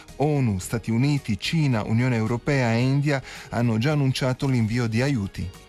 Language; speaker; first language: Italian; native; Italian